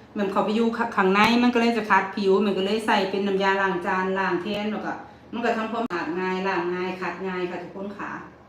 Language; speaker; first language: Thai; native; Thai